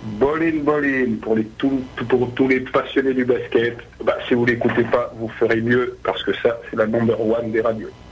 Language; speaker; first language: French; early bilingual, other home language; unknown